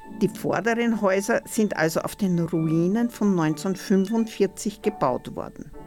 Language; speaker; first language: German; native; German